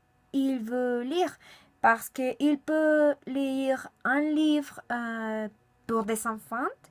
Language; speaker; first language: French; non-native, learner; Spanish